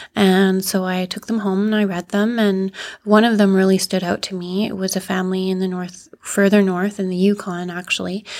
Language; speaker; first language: English; native; English